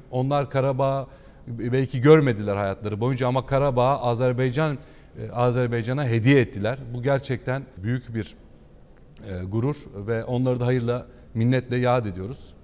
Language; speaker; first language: Turkish; native; Turkish